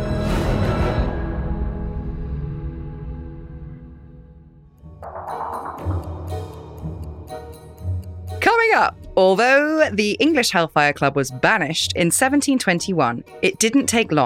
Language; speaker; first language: English; native; English